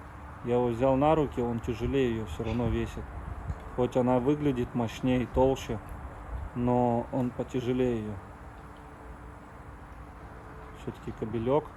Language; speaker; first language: Russian; native; Russian